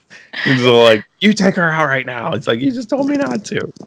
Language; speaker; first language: English; native; English